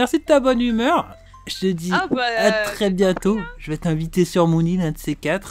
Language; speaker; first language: French; native; French